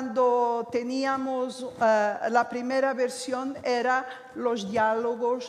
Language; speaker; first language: Spanish; non-native, fluent; Portuguese